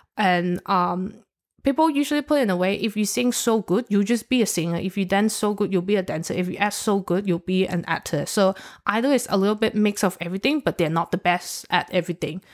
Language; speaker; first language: English; non-native, local second language; Cantonese